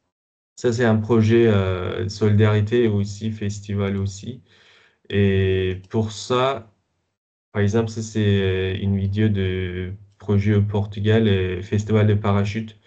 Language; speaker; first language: French; non-native, fluent; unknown